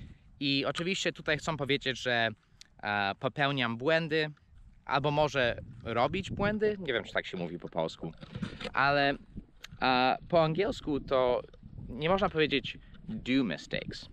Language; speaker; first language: Polish; non-native, fluent; English